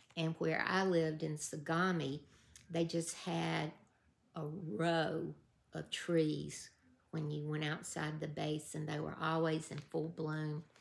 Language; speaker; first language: English; native; English